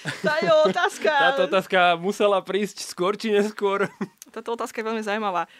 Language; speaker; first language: Slovak; non-native, fluent; Russian